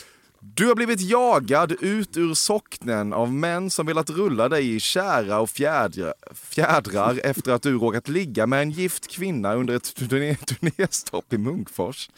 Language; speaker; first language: Swedish; native; Swedish